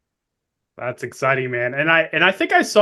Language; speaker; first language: English; native; English